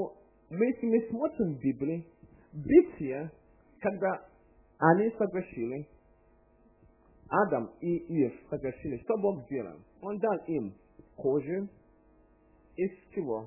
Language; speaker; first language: Russian; non-native, learner; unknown